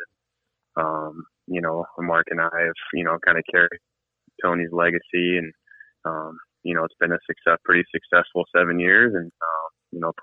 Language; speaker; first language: English; native; English